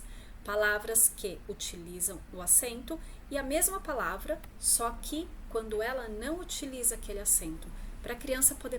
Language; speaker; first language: Portuguese; native; Portuguese